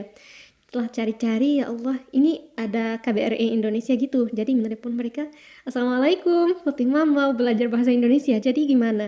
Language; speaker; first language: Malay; non-native, fluent; Arabic